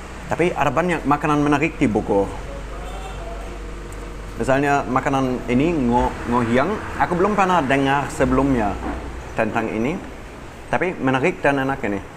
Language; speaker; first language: Indonesian; non-native, fluent; German